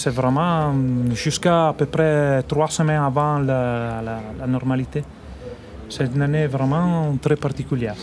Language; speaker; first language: French; non-native, learner; Italian